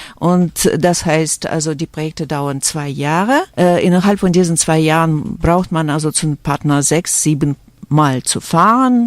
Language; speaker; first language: German; non-native, fluent; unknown